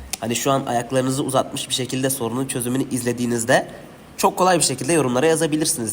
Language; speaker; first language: Turkish; native; Turkish